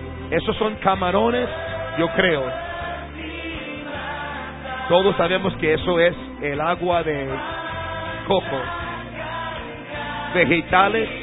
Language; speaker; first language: Spanish; non-native, fluent; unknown